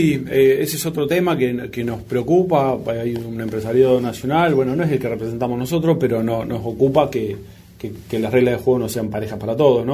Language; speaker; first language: Spanish; native; Spanish